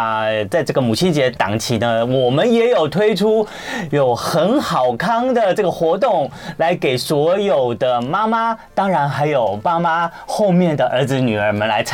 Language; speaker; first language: Chinese; native; Chinese